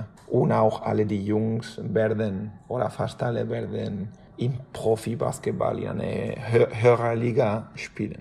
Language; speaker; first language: German; non-native, fluent; Spanish